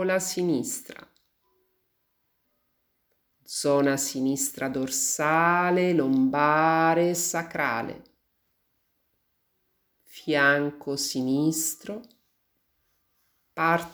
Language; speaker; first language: Italian; native; Italian